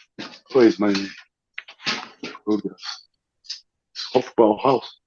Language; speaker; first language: German; non-native, learner; Portuguese